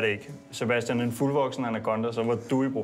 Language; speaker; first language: Danish; native; Danish